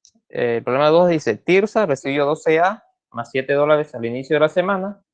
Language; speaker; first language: Spanish; native; Spanish